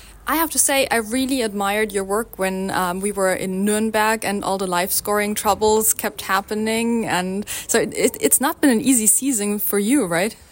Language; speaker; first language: English; non-native, fluent; German